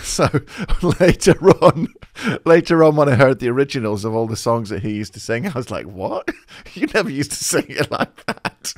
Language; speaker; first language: English; native; English